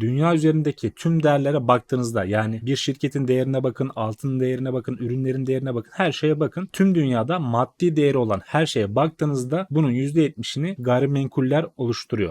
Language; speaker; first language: Turkish; native; Turkish